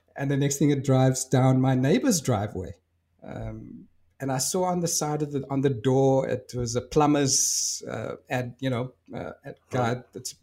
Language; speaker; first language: English; native; English